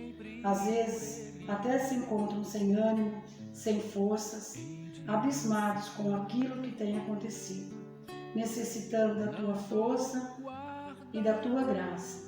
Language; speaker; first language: Portuguese; native; Portuguese